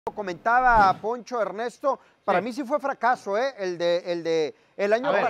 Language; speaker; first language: Spanish; native; Spanish